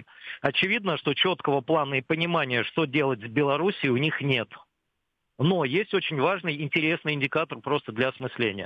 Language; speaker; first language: Russian; native; Russian